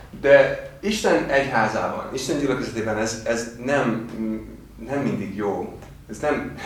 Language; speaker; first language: Hungarian; non-native, fluent; English